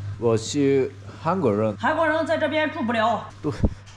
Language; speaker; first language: Chinese; non-native, learner; Korean